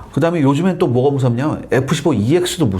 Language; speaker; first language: Korean; native; Korean